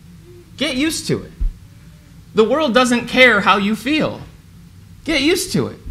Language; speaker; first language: English; native; English